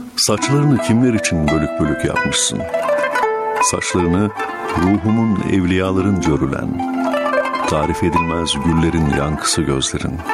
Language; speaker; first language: Turkish; native; Turkish